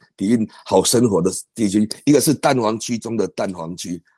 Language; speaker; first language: Chinese; native; Chinese